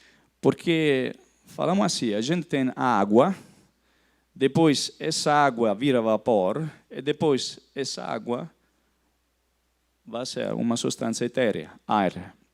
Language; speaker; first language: Portuguese; non-native, fluent; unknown